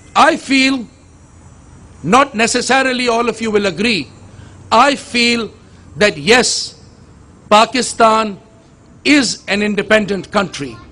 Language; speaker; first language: English; non-native, local second language; Urdu